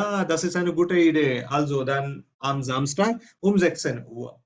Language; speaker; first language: German; non-native, fluent; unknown